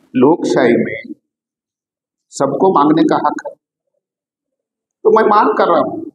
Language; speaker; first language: Hindi; non-native, local second language; Marathi